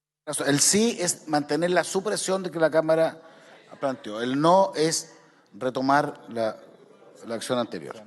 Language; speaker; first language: Spanish; native; Spanish